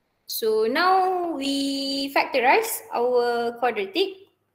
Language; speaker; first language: English; non-native, local second language; Malay